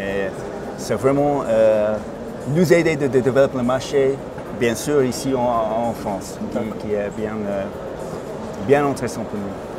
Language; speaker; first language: French; non-native, fluent; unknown